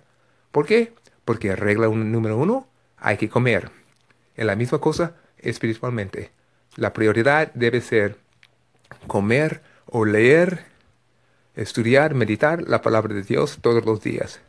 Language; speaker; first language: Spanish; non-native, fluent; English